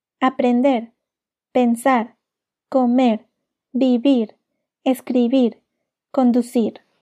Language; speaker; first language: Spanish; native; Spanish